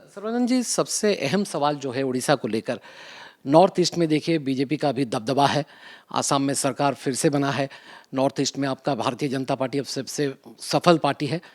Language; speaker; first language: Hindi; non-native, local second language; Odia